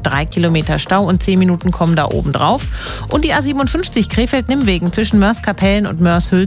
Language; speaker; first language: German; native; German